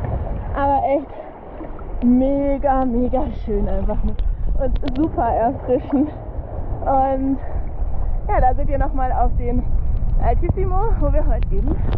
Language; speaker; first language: German; native; German